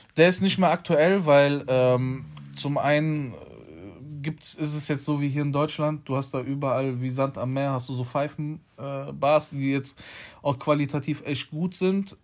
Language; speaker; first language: German; early bilingual, other home language; Polish